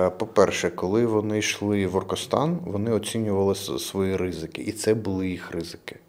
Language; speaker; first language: Ukrainian; non-native, local second language; Russian